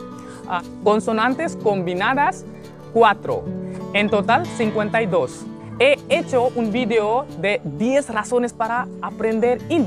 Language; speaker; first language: Spanish; non-native, learner; Hindi